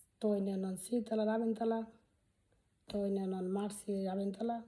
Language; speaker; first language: Finnish; non-native, learner; Bangla